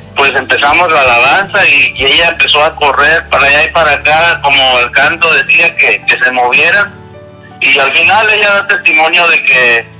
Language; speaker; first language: Spanish; native; Spanish